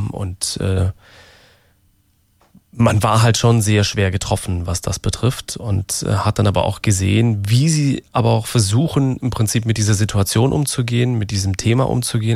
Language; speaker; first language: German; native; German